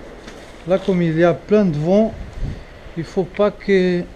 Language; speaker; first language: French; non-native, fluent; Portuguese